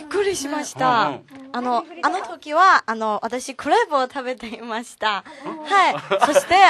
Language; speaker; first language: Japanese; non-native, learner; Chinese